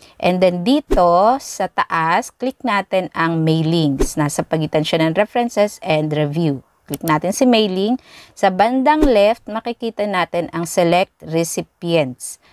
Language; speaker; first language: Filipino; native; Filipino